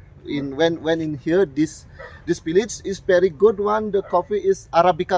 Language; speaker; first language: English; non-native, learner; Indonesian